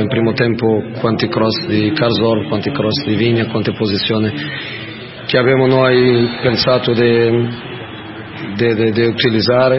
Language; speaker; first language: Italian; non-native, fluent; Portuguese